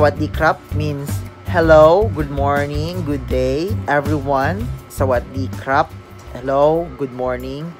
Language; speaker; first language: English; non-native, local second language; Filipino